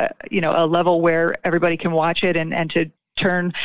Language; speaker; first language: English; native; English